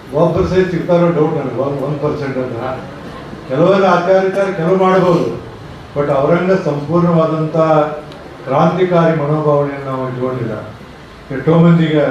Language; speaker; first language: Kannada; native; Kannada